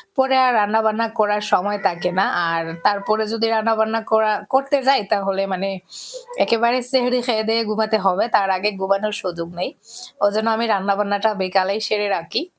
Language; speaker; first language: Bangla; native; Bangla